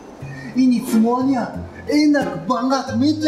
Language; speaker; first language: Indonesian; non-native, learner; Japanese